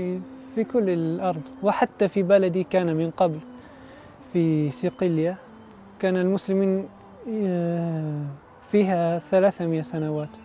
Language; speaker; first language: Arabic; non-native, learner; Italian